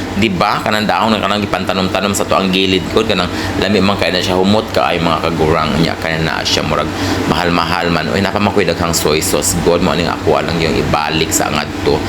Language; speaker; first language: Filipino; non-native, local second language; Cebuano